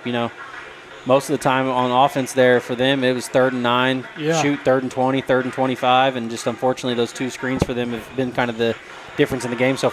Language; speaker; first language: English; native; English